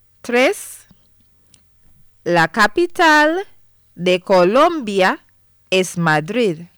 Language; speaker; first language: Spanish; non-native, fluent; English